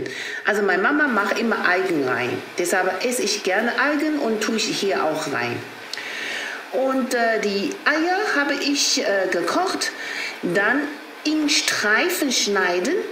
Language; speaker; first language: German; non-native, learner; Chinese